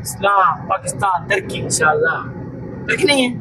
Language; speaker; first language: Hindi; non-native, learner; Baluchi